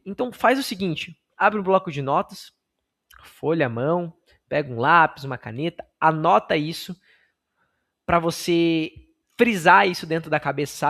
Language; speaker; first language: Portuguese; native; Portuguese